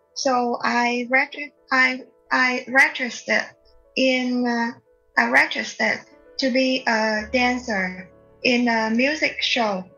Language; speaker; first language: English; non-native, learner; Vietnamese